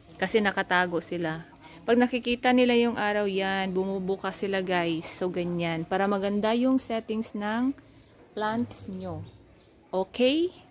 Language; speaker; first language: Filipino; non-native, local second language; Cebuano